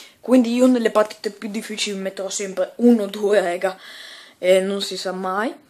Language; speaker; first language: Italian; native; Italian